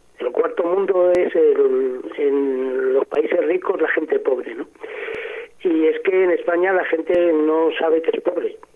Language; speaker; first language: Spanish; native; Spanish